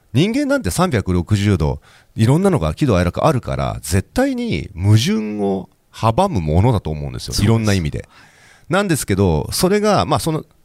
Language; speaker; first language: Japanese; native; Japanese